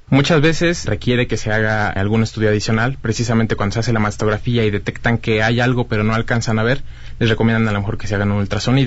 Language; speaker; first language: Spanish; native; Spanish